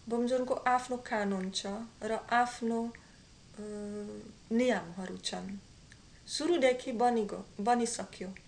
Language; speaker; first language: Nepali; non-native, learner; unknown